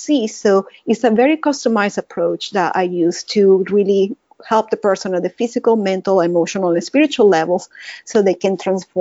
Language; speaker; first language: English; non-native, fluent; Spanish